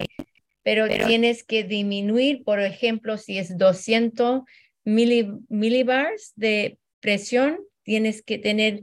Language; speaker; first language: Spanish; early bilingual, heritage; Spanish